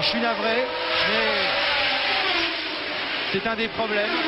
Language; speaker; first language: French; native; French